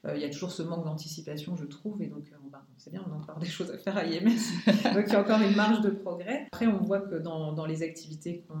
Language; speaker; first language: French; native; French